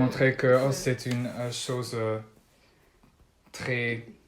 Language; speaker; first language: French; non-native, learner; Dutch